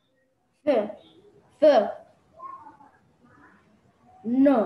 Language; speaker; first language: English; non-native, learner; Arabic